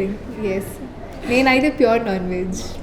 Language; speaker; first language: Telugu; non-native, local second language; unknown